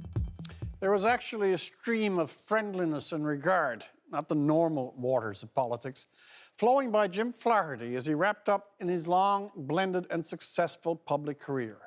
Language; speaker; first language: English; native; English